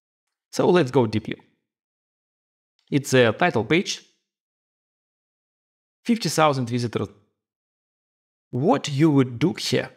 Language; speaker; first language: English; non-native, fluent; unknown